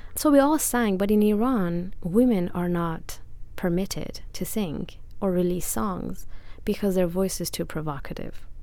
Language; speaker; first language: English; non-native, fluent; Persian